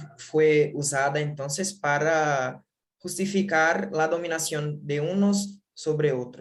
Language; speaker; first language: Spanish; non-native, learner; Portuguese